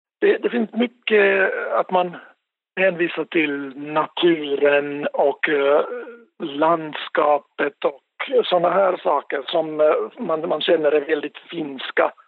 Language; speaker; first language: Swedish; non-native, local second language; Finnish